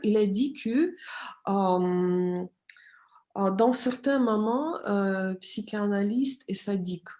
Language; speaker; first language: French; non-native, fluent; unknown